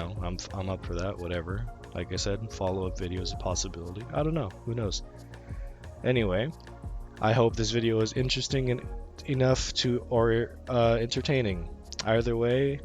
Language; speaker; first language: English; native; English